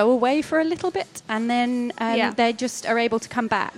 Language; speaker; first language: English; native; English